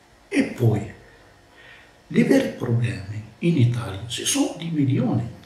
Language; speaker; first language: Italian; non-native, learner; Arabic